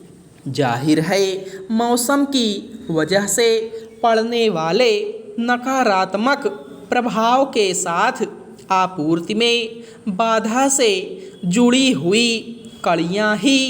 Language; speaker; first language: Hindi; native; Hindi